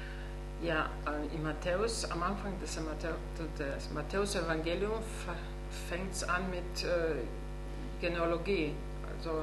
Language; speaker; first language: German; non-native, fluent; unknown